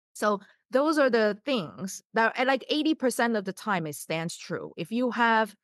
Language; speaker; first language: English; non-native, fluent; Chinese